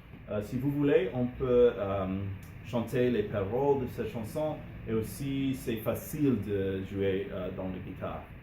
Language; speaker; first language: French; non-native, learner; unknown